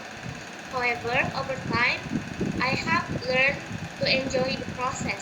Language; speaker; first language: English; non-native, learner; Indonesian